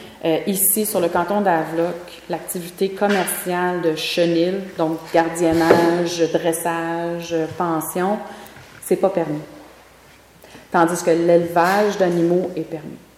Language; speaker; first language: French; native; French